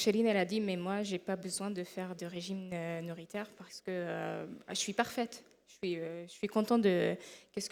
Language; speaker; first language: French; non-native, fluent; Arabic